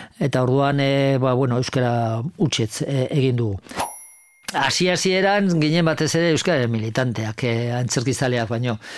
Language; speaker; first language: Basque; non-native, local second language; Spanish